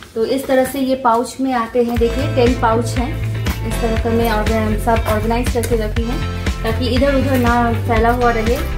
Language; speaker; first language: Hindi; non-native, local second language; Bangla